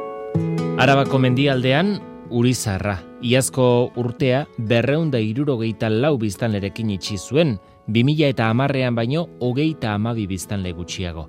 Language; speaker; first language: Basque; native; Basque